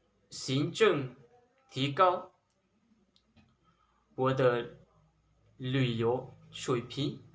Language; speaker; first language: Chinese; non-native, learner; Lao